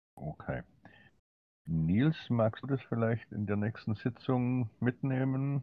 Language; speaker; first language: German; native; German